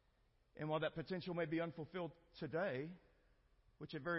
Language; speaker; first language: English; native; English